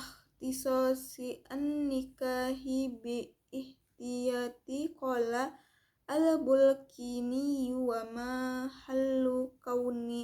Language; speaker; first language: Arabic; non-native, learner; Indonesian